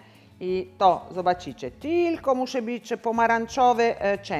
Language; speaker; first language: Polish; non-native, learner; Italian